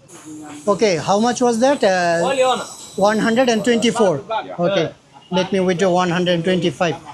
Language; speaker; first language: English; non-native, learner; Bangla